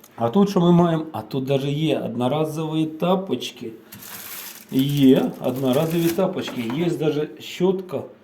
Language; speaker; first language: Ukrainian; non-native, local second language; Russian